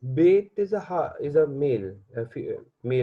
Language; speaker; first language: English; non-native, learner; Hindi